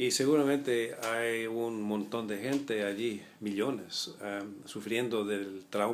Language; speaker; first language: Spanish; non-native, fluent; English